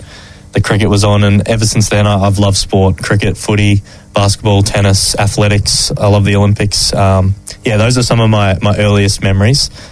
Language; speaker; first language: English; native; English